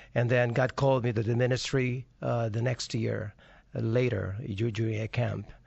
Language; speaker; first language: English; non-native, local second language; Filipino